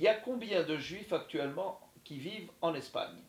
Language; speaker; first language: French; native; French